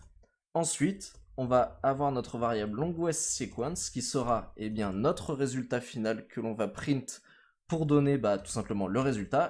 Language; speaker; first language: French; native; French